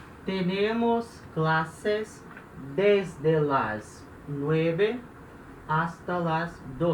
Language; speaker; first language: Spanish; non-native, fluent; Portuguese